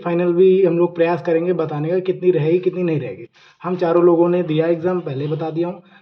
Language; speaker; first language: Hindi; native; Hindi